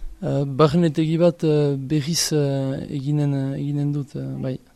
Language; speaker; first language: Basque; non-native, local second language; French